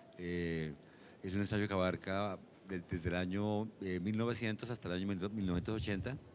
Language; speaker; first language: Spanish; native; Spanish